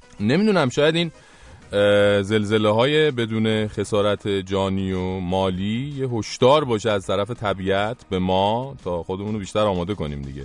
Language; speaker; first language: Persian; native; Persian